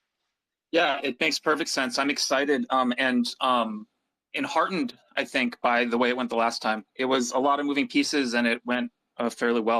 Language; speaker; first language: English; native; English